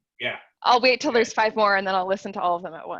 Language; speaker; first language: English; native; English